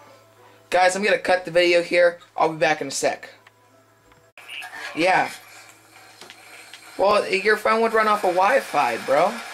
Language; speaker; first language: English; native; English